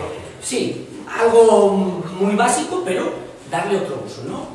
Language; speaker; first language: Spanish; native; Spanish